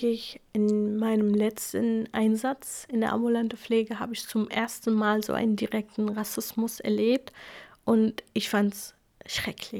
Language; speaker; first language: German; non-native, fluent; Kurdish